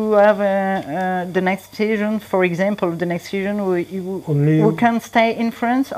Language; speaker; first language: English; non-native, learner; French